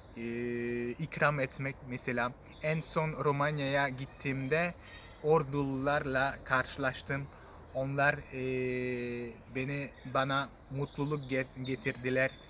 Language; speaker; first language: Turkish; non-native, fluent; French